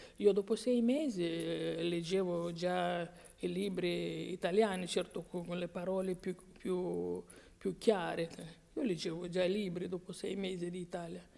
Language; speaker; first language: Italian; non-native, fluent; Romanian